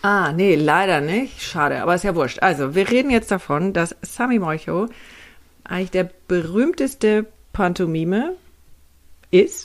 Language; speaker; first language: German; native; German